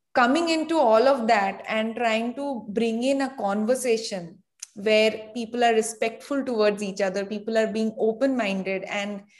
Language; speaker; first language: English; non-native, fluent; Spanish